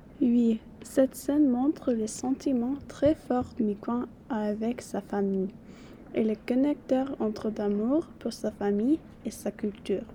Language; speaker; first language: French; non-native, learner; English